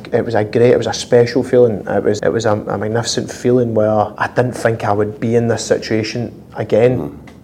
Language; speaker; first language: English; native; English